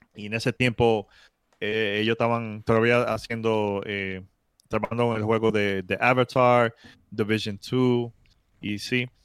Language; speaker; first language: Spanish; early bilingual, heritage; Spanish